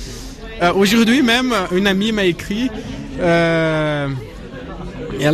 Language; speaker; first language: French; non-native, learner; Portuguese